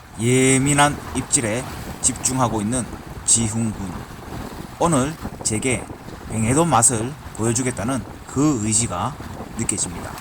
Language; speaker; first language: Korean; native; Korean